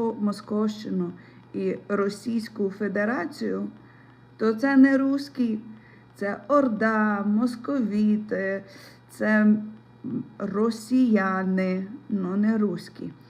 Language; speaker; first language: Ukrainian; non-native, local second language; Russian